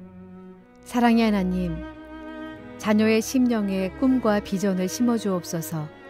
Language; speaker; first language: Korean; native; Korean